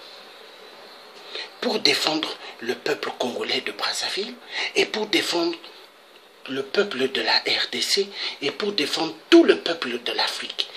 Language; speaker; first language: French; non-native, local second language; Kongo